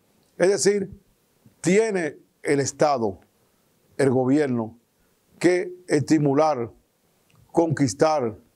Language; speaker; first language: Spanish; native; Spanish